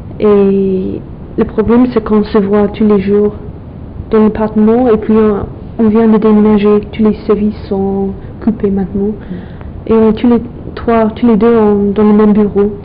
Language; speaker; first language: French; non-native, fluent; English